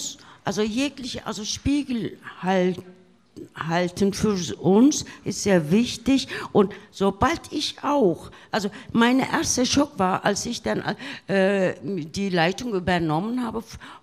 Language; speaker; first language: German; early bilingual, other home language; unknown